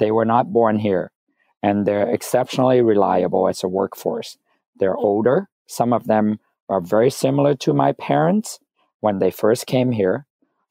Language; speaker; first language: English; non-native, fluent; Vietnamese